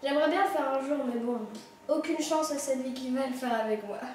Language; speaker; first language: French; native; French